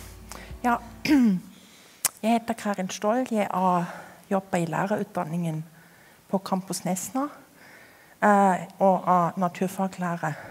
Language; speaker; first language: Norwegian; non-native, fluent; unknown